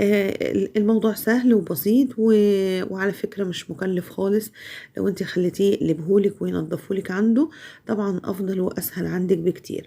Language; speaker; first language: Arabic; native; Arabic